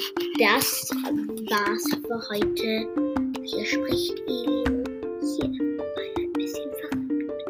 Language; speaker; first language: German; non-native, learner; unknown